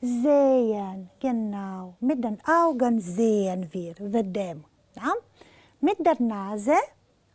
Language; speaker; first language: German; non-native, fluent; Romanian